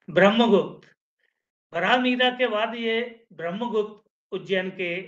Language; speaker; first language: Hindi; native; Hindi